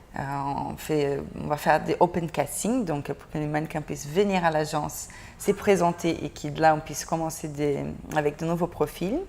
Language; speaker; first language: French; non-native, fluent; Portuguese